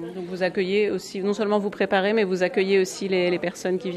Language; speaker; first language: French; native; French